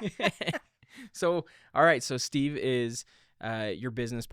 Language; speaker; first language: English; native; English